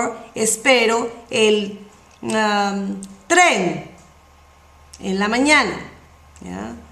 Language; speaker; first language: Spanish; non-native, fluent; English